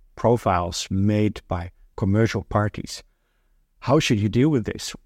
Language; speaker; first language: English; non-native, fluent; Norwegian